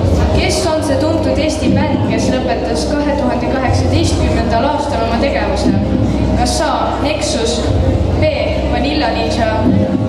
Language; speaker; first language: Estonian; native; Estonian